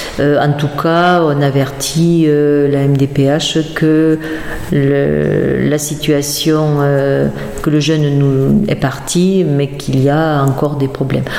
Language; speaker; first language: French; native; French